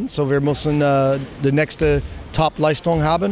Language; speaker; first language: German; non-native, learner; English